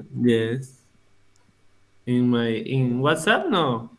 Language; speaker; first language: English; non-native, learner; Spanish